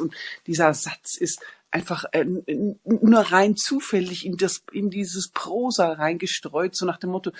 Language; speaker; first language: German; native; German